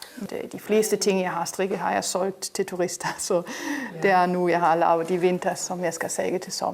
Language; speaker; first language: Danish; non-native, local second language; Kalaallisut